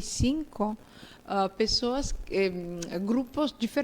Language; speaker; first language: Portuguese; non-native, fluent; Italian